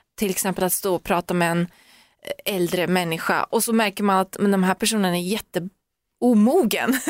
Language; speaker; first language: Swedish; early bilingual, other home language; Persian